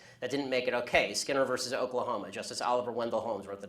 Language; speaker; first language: English; native; English